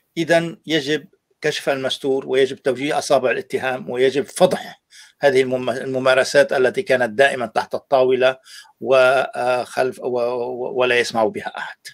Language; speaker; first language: Arabic; native; Arabic